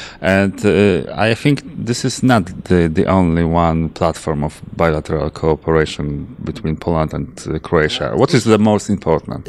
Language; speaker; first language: English; non-native, fluent; Polish